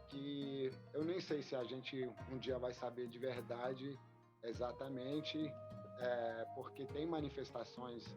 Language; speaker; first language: Portuguese; non-native, fluent; French